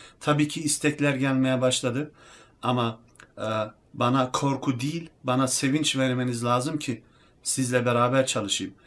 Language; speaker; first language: Turkish; early bilingual, heritage; Turkish